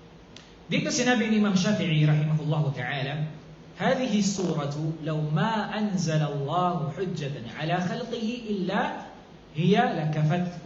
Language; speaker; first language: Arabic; non-native, fluent; Filipino